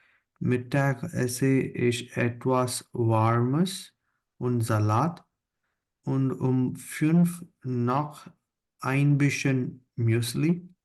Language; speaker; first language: German; non-native, learner; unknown